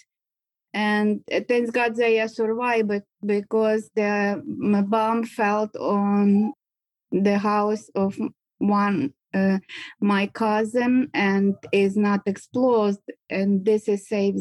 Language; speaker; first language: English; non-native, learner; Ukrainian